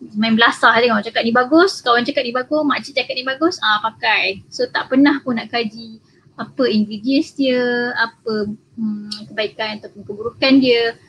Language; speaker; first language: Malay; native; Malay